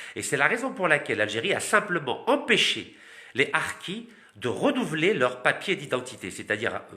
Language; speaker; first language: French; non-native, local second language; Arabic